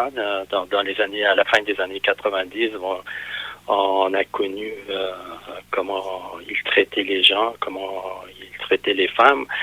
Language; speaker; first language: French; non-native, fluent; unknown